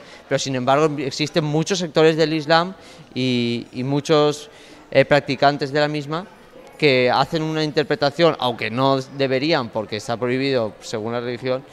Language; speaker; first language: Spanish; native; Spanish